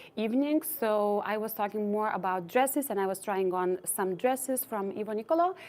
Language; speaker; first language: English; non-native, fluent; Lithuanian